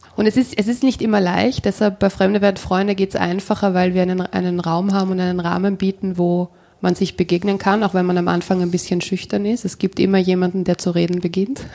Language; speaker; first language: German; native; German